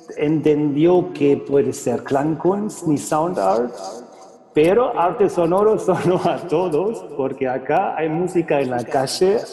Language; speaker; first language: Spanish; non-native, fluent; German